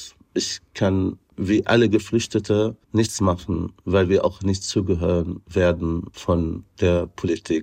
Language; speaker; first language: German; non-native, fluent; Arabic